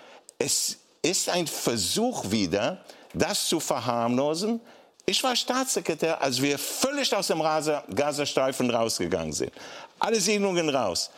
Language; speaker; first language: German; non-native, fluent; Hebrew